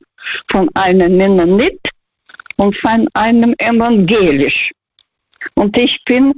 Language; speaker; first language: German; non-native, fluent; Russian